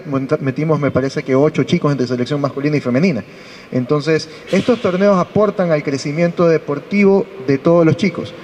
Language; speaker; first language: Spanish; native; Spanish